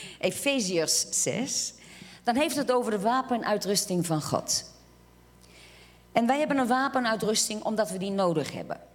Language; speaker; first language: Dutch; non-native, fluent; Portuguese